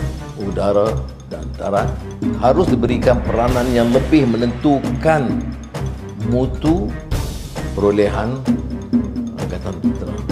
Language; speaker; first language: Malay; native; Malay